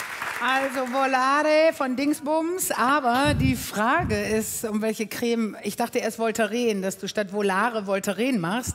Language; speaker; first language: German; native; German